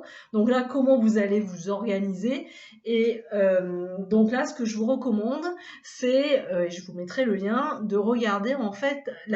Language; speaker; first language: French; native; French